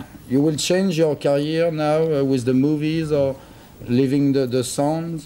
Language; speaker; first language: English; non-native, learner; French